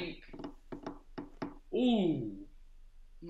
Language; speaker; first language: English; native; English